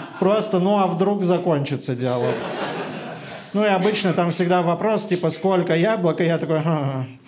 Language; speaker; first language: Russian; native; Russian